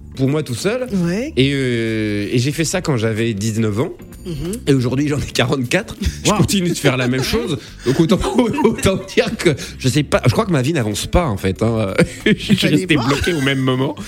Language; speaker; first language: French; native; French